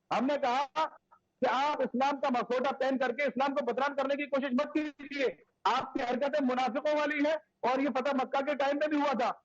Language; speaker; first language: Hindi; native; Hindi